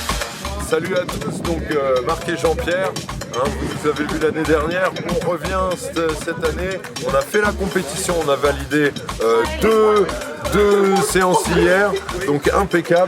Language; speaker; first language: French; native; French